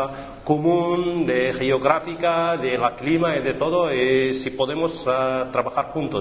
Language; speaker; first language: Spanish; non-native, fluent; Arabic